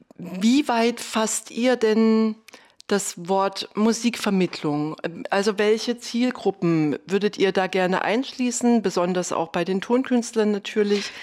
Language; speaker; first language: German; native; German